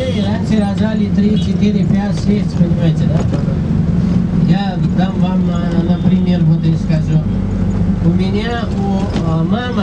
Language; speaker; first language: Russian; non-native, learner; Nepali